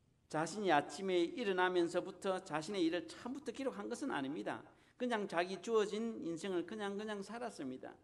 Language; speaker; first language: Korean; native; Korean